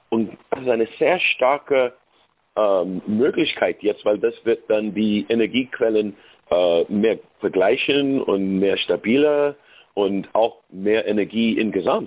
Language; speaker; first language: German; non-native, learner; English